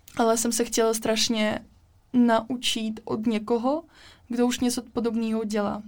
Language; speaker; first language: Czech; non-native, fluent; Russian